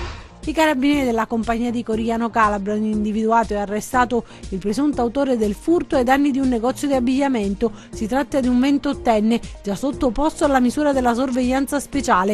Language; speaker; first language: Italian; native; Italian